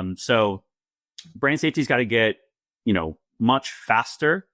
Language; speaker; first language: English; native; English